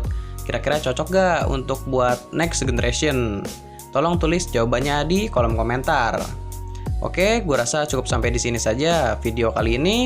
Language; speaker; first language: Indonesian; native; Indonesian